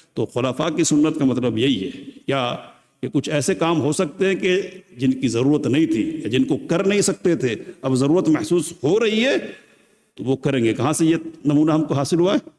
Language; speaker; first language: Urdu; native; Urdu